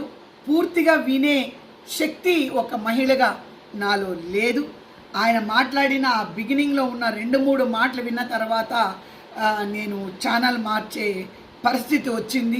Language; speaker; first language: Telugu; native; Telugu